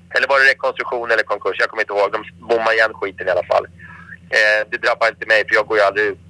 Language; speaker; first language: Swedish; native; Swedish